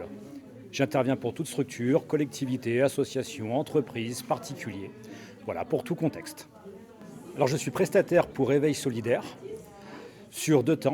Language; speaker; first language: French; native; French